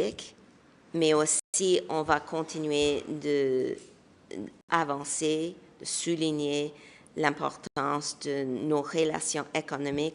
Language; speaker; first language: French; non-native, fluent; English